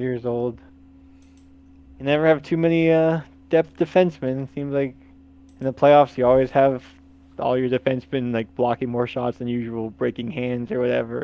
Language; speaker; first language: English; native; English